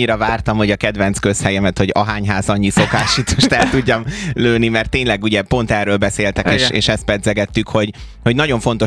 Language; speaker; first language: Hungarian; native; Hungarian